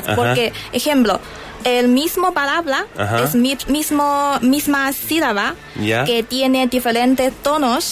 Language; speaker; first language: Spanish; non-native, learner; Chinese